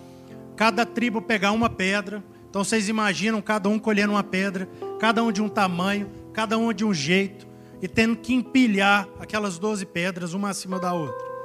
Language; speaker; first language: Portuguese; native; Portuguese